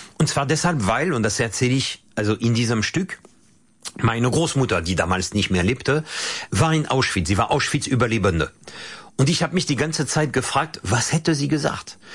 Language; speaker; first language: German; non-native, fluent; French